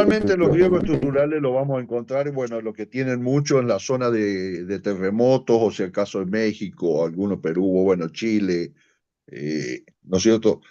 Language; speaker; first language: Spanish; native; Spanish